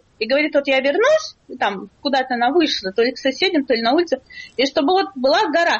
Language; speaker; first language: Russian; native; Russian